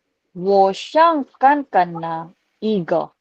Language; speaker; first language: Chinese; non-native, learner; Filipino